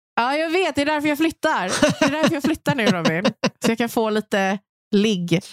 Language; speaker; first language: Swedish; native; Swedish